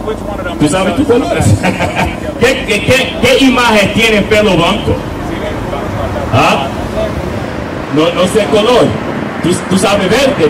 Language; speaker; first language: Spanish; non-native, learner; English